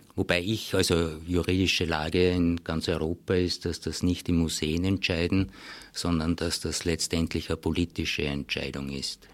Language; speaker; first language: German; native; German